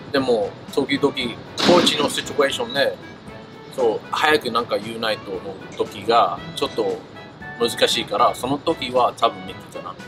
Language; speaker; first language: Japanese; early bilingual, heritage; English